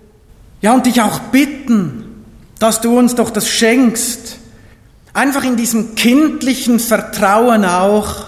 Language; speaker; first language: German; native; German